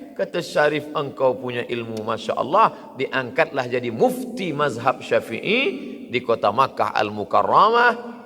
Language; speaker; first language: Malay; native; Malay